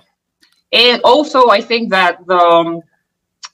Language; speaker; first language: English; non-native, fluent; Russian